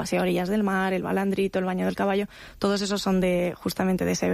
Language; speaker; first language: Spanish; native; Spanish